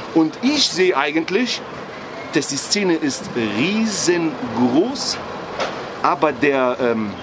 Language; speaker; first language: German; early bilingual, other home language; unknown